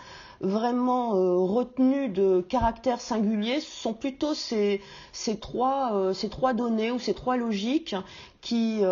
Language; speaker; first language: French; native; French